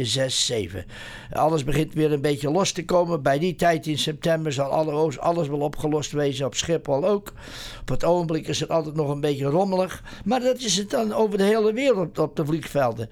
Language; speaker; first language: Dutch; native; Dutch